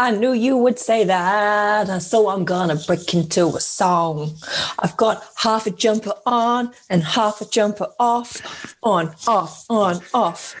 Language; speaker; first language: English; native; English